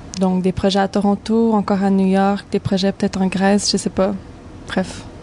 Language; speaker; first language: French; native; French